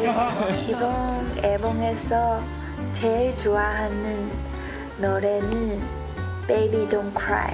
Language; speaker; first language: Korean; non-native, learner; Chinese